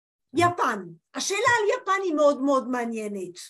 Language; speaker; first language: Hebrew; non-native, fluent; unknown